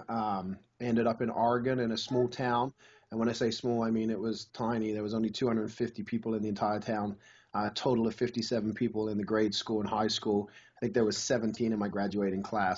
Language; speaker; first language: English; native; English